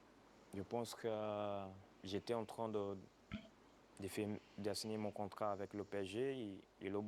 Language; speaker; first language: French; non-native, fluent; Portuguese